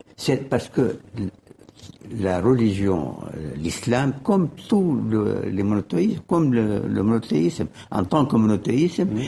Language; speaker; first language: French; non-native, fluent; Arabic